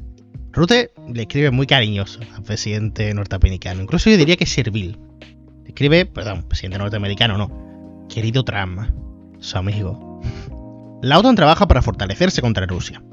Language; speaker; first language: Spanish; native; Spanish